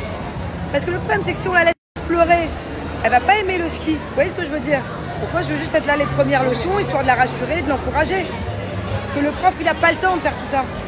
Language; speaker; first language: French; native; French